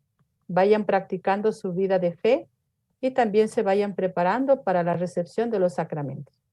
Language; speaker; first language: Spanish; native; Spanish